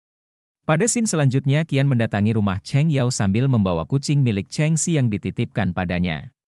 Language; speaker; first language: Indonesian; native; Indonesian